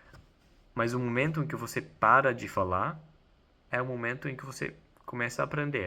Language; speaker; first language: Portuguese; non-native, fluent; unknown